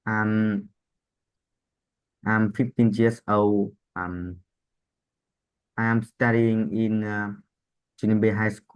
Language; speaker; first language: English; non-native, learner; Vietnamese